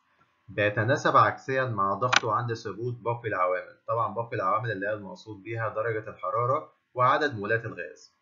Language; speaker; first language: Arabic; native; Arabic